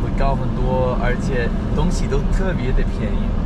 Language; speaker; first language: Chinese; non-native, learner; English